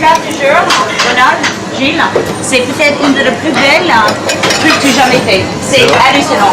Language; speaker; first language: French; non-native, learner; English